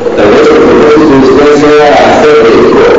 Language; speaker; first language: Spanish; native; Spanish